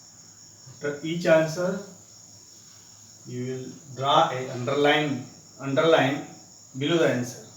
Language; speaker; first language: English; non-native, local second language; Hindi